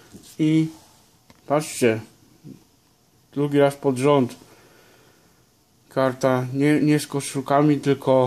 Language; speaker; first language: Polish; native; Polish